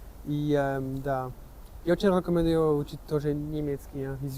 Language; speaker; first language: Russian; non-native, learner; French